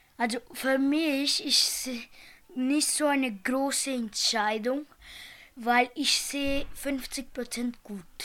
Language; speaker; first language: German; early bilingual, other home language; Portuguese